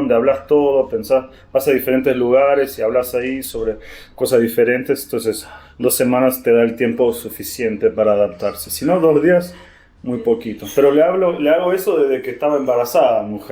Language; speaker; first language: Spanish; non-native, fluent; Portuguese